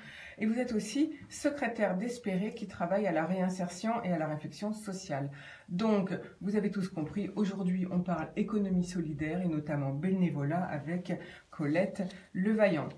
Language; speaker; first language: French; native; French